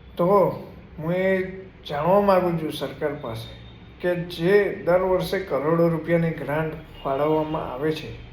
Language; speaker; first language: Gujarati; native; Gujarati